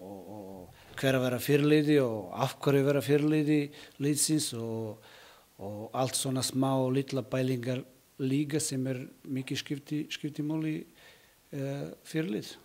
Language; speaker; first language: Icelandic; non-native, learner; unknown